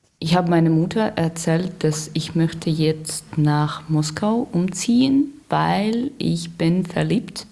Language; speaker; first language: German; non-native, fluent; Russian